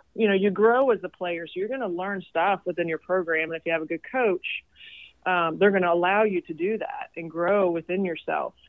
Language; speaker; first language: English; non-native, fluent; Swedish